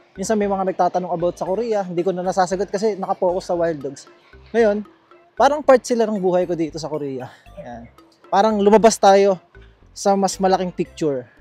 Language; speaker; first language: Filipino; native; Filipino